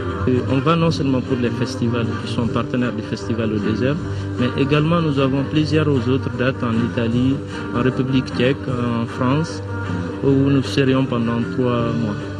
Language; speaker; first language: French; non-native, local second language; Tamasheq